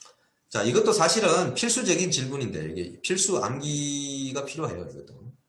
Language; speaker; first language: Korean; native; Korean